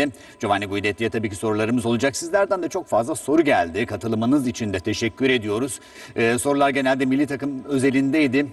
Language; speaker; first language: Turkish; native; Turkish